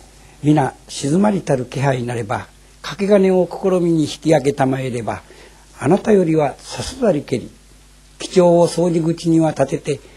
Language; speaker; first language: Japanese; native; Japanese